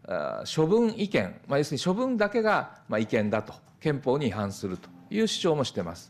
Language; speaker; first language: Japanese; native; Japanese